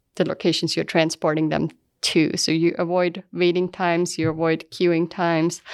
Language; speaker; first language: English; non-native, fluent; German